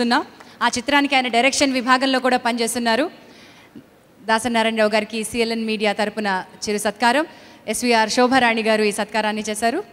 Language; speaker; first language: Telugu; native; Telugu